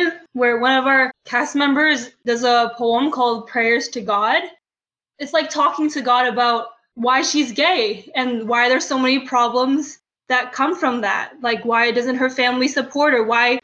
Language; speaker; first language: English; native; English